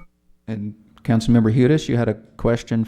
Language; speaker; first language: English; native; English